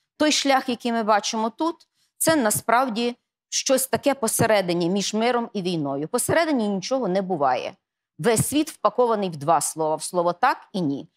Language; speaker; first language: Ukrainian; native; Ukrainian